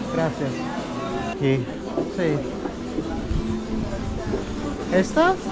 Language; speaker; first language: Spanish; non-native, learner; English